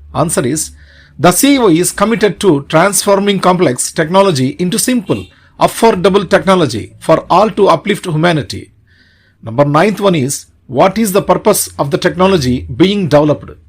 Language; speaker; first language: English; non-native, local second language; Telugu